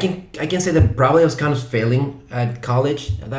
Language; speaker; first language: English; non-native, fluent; Spanish